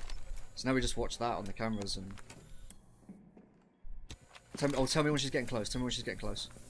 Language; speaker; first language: English; native; English